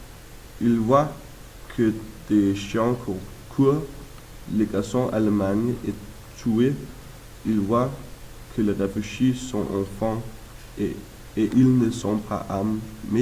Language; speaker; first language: French; non-native, learner; German